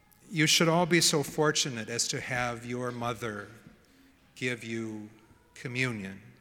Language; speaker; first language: English; native; English